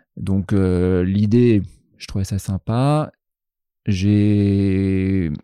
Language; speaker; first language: French; native; French